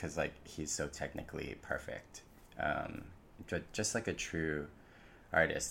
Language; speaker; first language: English; native; English